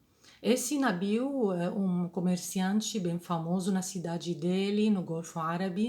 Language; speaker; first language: Portuguese; non-native, fluent; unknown